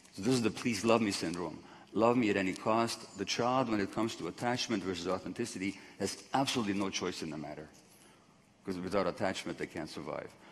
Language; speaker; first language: English; non-native, fluent; Hungarian